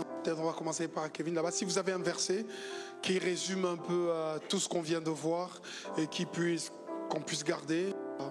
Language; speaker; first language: French; native; French